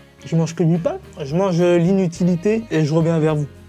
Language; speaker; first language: French; native; French